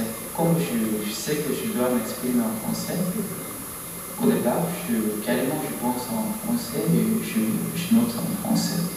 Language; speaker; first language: French; non-native, fluent; Korean